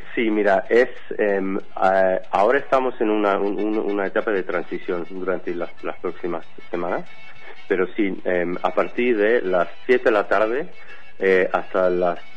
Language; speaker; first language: Spanish; non-native, fluent; English